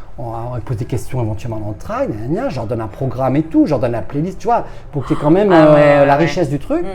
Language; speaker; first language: French; native; French